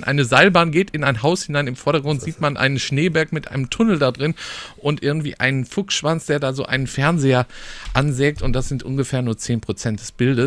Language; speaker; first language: German; native; German